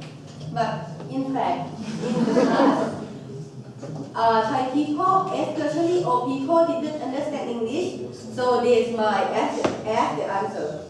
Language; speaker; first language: English; non-native, local second language; Thai